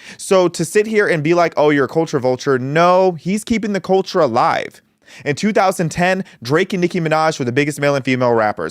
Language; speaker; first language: English; native; English